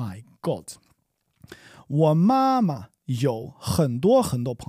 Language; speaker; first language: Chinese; non-native, learner; English